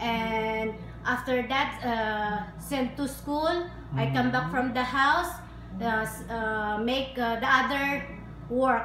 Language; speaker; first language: English; non-native, learner; Hiligaynon